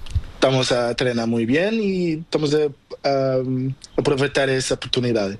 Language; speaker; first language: Spanish; non-native, learner; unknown